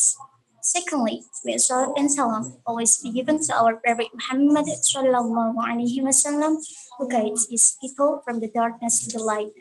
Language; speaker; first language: English; non-native, learner; Indonesian